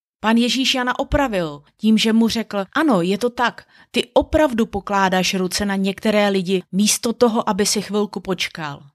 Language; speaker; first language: Czech; native; Czech